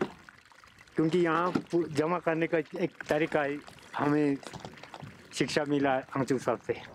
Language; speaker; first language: Hindi; non-native, local second language; Ladakhi